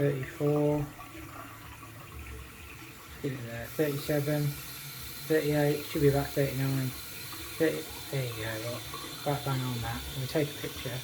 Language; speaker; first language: English; native; English